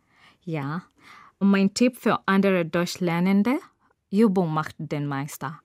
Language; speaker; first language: German; non-native, learner; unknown